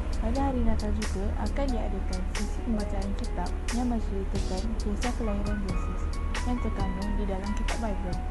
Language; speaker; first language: Malay; native; Malay